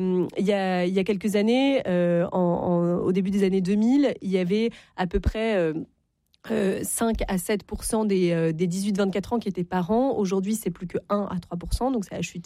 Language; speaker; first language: French; native; French